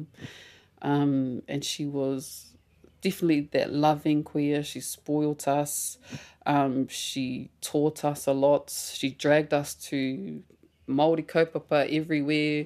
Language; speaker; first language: English; non-native, local second language; Māori